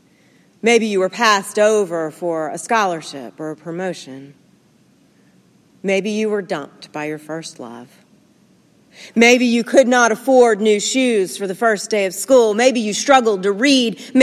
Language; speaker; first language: English; native; English